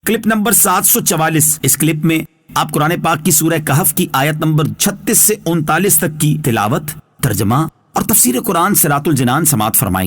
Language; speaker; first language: Urdu; native; Urdu